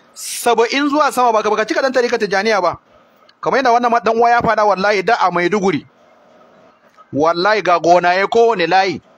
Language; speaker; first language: Hausa; non-native, local second language; Kanuri